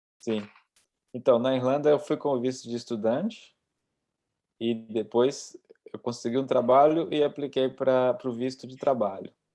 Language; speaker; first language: Portuguese; native; Portuguese